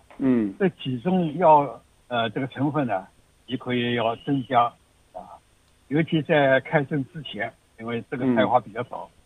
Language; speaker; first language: Chinese; native; Chinese